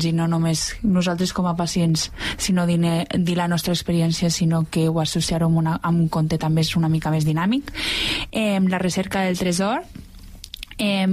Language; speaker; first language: Catalan; native; Catalan